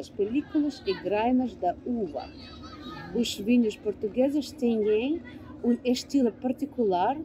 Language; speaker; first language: Portuguese; non-native, learner; English